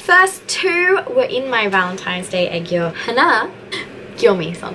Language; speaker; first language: English; native; English